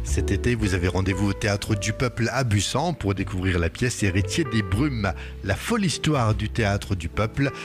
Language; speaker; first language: French; native; French